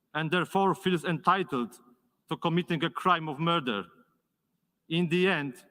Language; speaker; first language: English; non-native, fluent; Polish